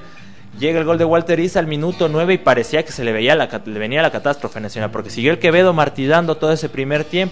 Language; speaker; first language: Spanish; native; Spanish